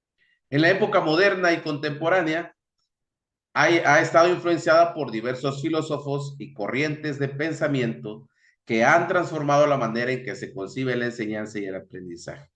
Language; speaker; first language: Spanish; native; Spanish